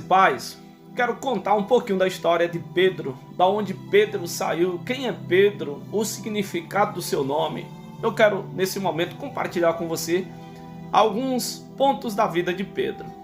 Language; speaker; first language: Portuguese; native; Portuguese